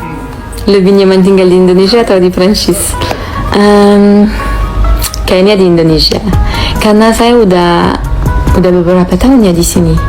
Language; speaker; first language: Indonesian; non-native, fluent; French